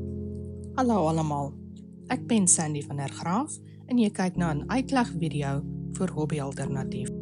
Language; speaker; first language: Dutch; native; Dutch